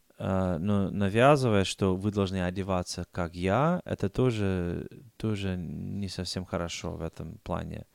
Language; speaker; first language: Russian; non-native, fluent; English